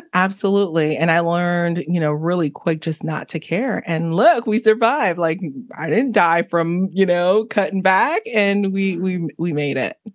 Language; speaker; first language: English; early bilingual, other home language; Haitian Creole